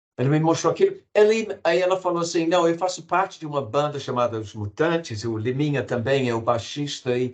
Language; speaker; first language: Portuguese; non-native, fluent; English